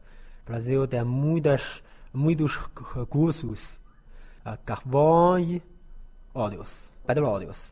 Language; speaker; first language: Portuguese; non-native, learner; Chinese